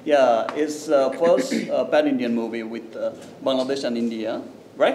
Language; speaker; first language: English; non-native, learner; Bangla